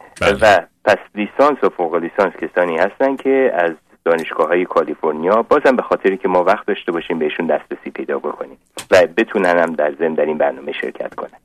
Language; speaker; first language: Persian; native; Persian